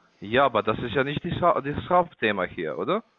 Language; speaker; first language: German; non-native, learner; Slovak